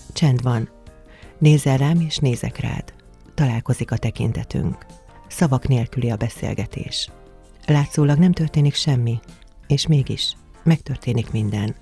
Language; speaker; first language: Hungarian; native; Hungarian